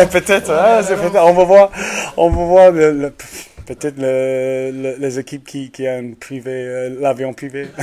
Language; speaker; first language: French; non-native, learner; English